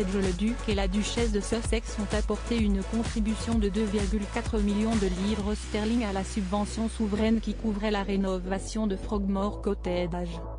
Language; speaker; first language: French; native; French